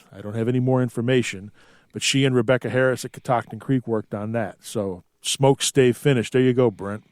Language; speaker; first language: English; native; English